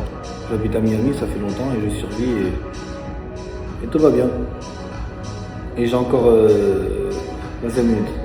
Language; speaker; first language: French; non-native, local second language; Arabic